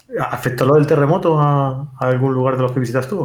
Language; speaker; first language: Spanish; native; Spanish